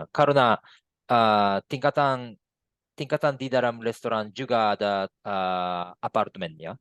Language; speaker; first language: Indonesian; non-native, fluent; Japanese